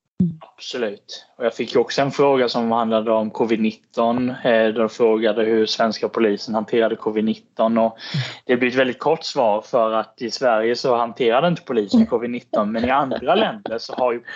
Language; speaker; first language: Swedish; native; Swedish